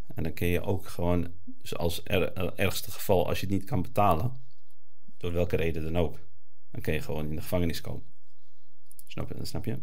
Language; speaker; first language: Dutch; early bilingual, other home language; Arabic